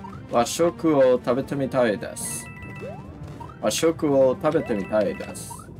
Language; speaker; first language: Japanese; non-native, learner; English